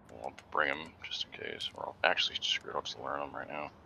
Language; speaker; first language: English; native; English